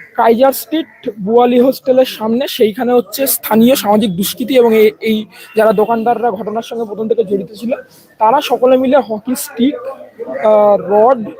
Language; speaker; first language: Bangla; native; Bangla